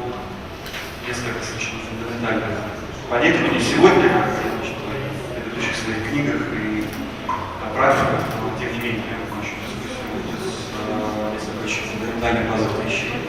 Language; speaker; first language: Russian; native; Russian